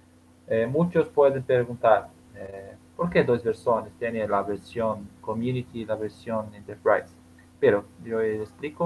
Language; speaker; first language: Spanish; non-native, learner; Portuguese